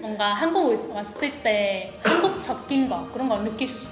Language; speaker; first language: Korean; non-native, learner; Vietnamese